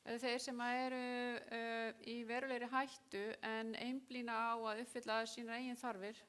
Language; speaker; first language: Icelandic; non-native, fluent; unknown